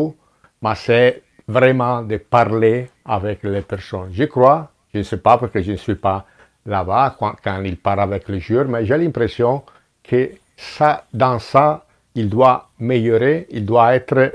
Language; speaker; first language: French; non-native, fluent; Italian